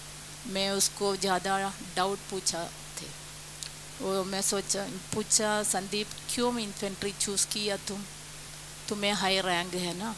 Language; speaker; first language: Hindi; non-native, local second language; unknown